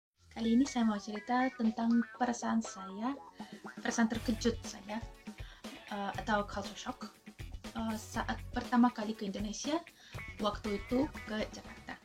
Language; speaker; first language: Indonesian; non-native, fluent; Russian